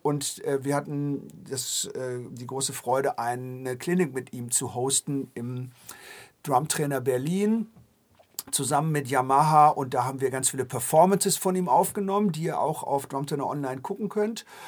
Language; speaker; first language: German; native; German